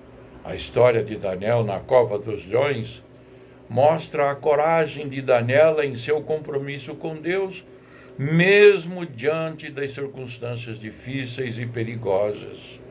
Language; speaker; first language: Portuguese; native; Portuguese